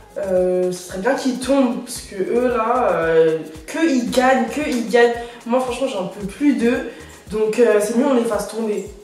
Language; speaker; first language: French; native; French